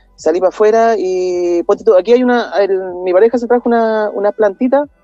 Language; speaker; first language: Spanish; native; Spanish